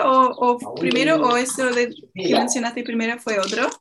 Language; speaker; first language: Spanish; non-native, fluent; English